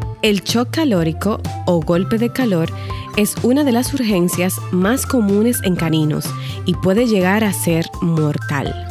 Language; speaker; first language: Spanish; native; Spanish